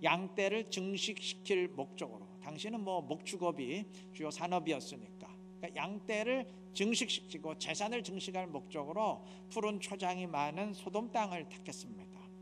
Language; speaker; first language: Korean; native; Korean